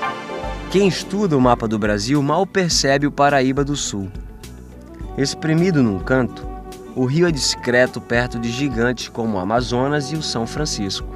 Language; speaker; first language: Portuguese; native; Portuguese